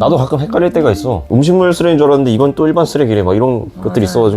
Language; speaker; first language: Korean; native; Korean